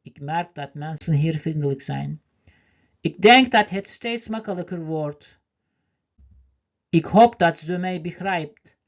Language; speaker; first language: Dutch; non-native, learner; Turkish